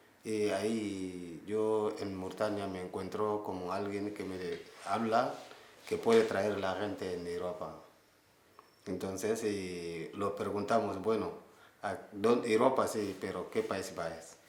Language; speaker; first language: Spanish; non-native, learner; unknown